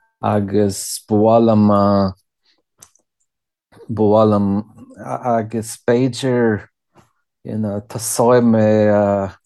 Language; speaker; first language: Irish; non-native, learner; English